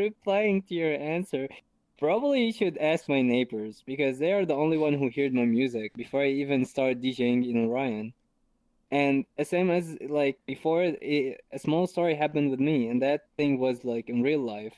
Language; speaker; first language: English; non-native, fluent; Arabic